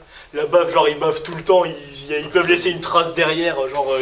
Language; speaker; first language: French; native; French